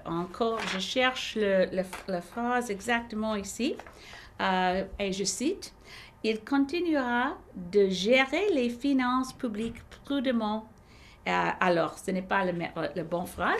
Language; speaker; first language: French; non-native, learner; English